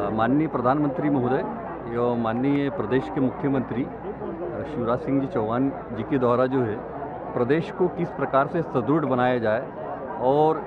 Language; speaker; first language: Hindi; native; Hindi